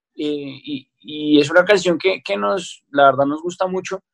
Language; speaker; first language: Spanish; native; Spanish